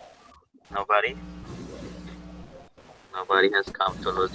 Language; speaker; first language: English; non-native, learner; Spanish